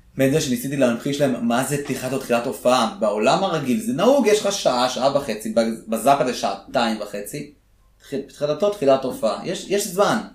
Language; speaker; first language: Hebrew; early bilingual, other home language; Russian